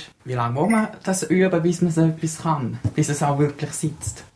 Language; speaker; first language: German; native; German